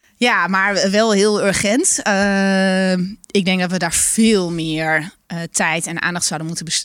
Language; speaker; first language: Dutch; non-native, local second language; Western Frisian